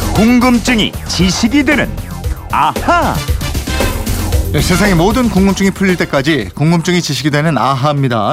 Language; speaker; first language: Korean; native; Korean